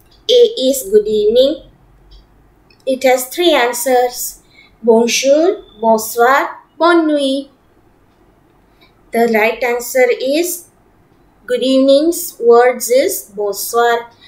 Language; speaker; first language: English; non-native, local second language; Gujarati